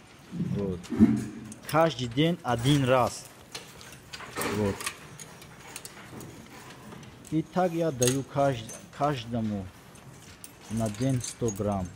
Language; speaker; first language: Russian; non-native, fluent; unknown